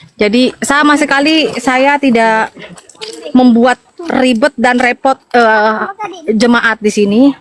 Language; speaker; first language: Indonesian; non-native, local second language; Madurese